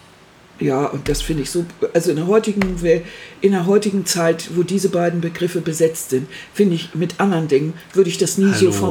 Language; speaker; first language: German; native; German